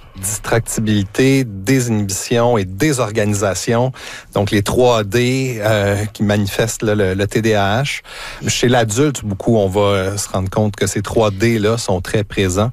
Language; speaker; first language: French; native; French